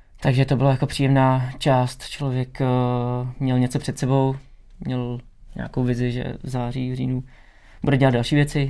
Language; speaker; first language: Czech; native; Czech